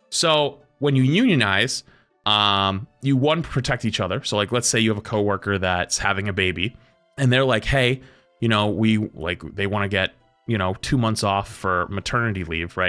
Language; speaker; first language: English; native; English